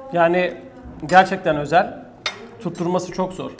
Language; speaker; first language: Turkish; early bilingual, heritage; Turkish